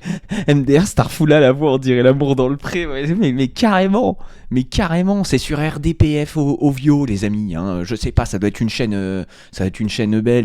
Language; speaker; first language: French; native; French